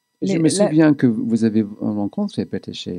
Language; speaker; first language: French; non-native, fluent; English